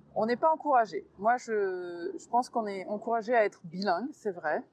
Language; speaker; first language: French; native; French